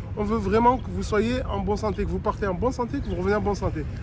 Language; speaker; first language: French; non-native, local second language; Arabic